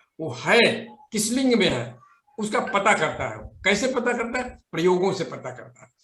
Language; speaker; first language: Hindi; native; Hindi